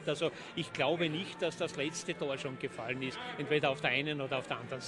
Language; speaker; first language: German; native; German